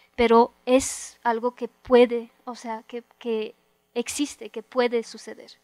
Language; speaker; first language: Spanish; non-native, fluent; Romanian